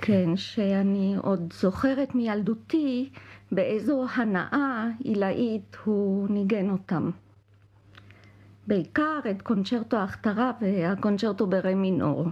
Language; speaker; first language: Hebrew; native; Hebrew